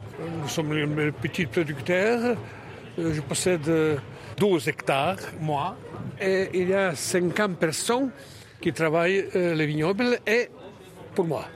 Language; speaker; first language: French; non-native, learner; Croatian